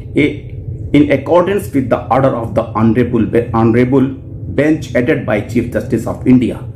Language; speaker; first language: English; non-native, local second language; Hindi